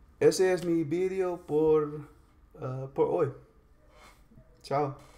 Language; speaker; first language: Spanish; non-native, learner; English